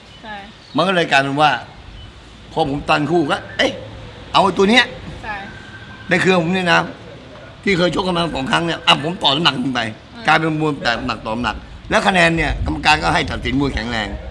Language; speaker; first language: Thai; native; Thai